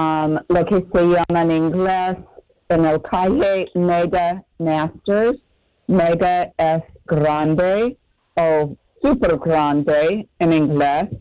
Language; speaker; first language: Spanish; non-native, learner; English